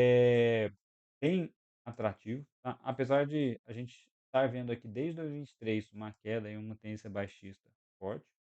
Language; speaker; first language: Portuguese; native; Portuguese